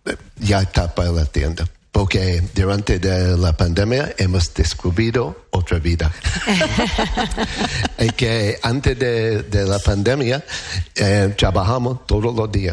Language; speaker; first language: Spanish; non-native, learner; English